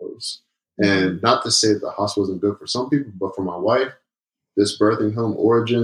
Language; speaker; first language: English; native; English